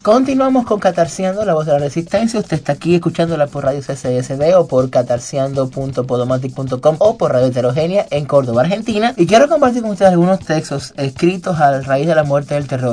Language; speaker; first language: Spanish; native; Spanish